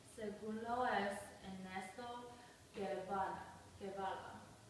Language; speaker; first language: Spanish; non-native, learner; English